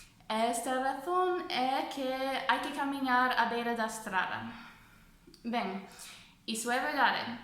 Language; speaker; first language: Portuguese; non-native, fluent; English